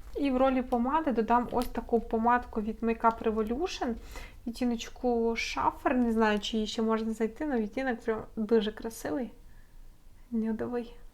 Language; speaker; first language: Ukrainian; non-native, local second language; Russian